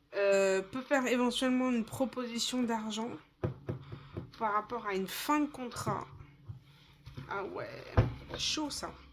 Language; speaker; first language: French; native; French